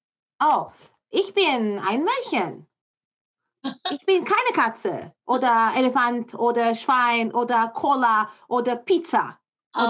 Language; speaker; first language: German; non-native, learner; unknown